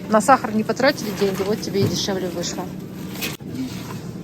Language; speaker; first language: Russian; native; Russian